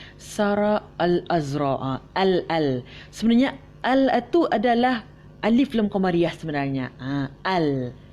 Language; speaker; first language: Malay; native; Malay